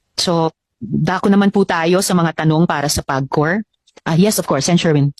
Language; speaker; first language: Filipino; native; Filipino